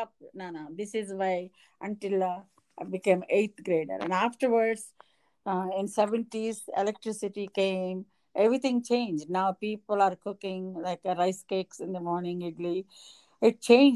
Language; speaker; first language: English; non-native, local second language; Telugu